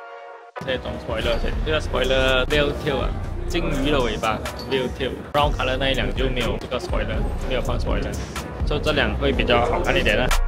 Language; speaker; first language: Chinese; native; Chinese